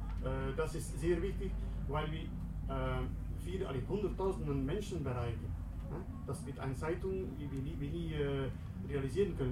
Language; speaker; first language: German; non-native, learner; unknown